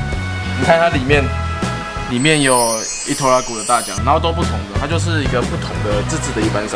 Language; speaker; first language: Chinese; native; Chinese